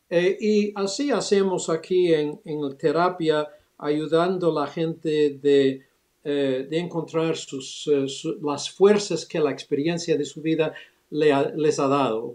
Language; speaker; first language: Spanish; early bilingual, other home language; English